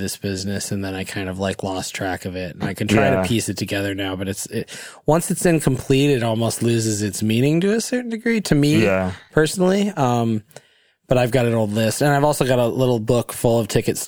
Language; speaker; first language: English; native; English